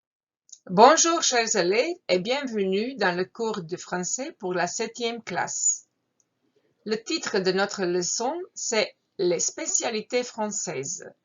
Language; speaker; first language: French; non-native, fluent; Croatian